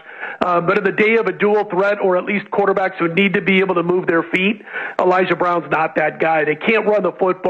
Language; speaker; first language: English; native; English